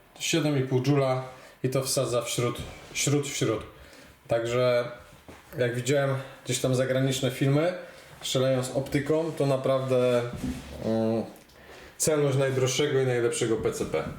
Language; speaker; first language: Polish; native; Polish